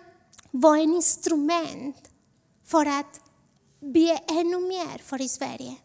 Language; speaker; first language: Swedish; non-native, fluent; Spanish